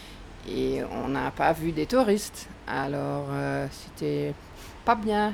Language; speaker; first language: French; non-native, fluent; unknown